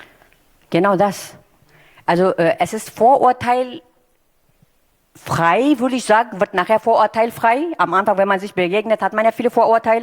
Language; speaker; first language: German; non-native, fluent; Turkish